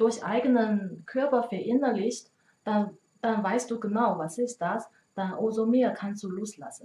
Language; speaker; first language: German; non-native, learner; Chinese